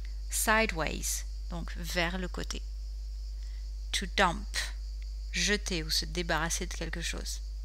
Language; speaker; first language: French; native; French